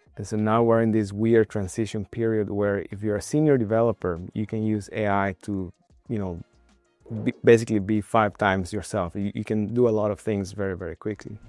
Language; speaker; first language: English; non-native, fluent; Spanish